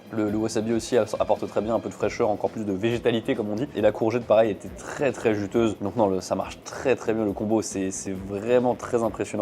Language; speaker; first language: French; native; French